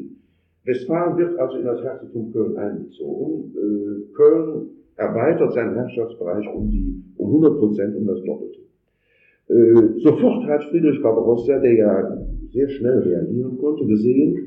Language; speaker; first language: German; native; German